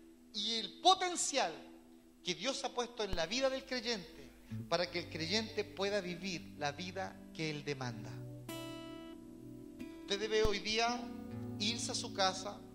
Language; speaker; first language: Spanish; native; Spanish